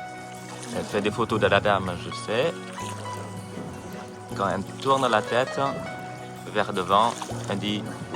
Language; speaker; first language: French; non-native, fluent; Vietnamese